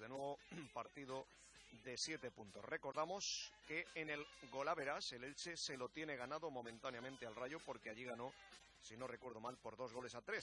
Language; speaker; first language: Spanish; native; Spanish